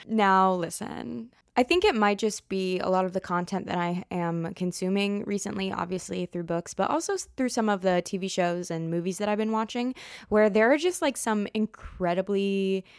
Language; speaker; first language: English; native; English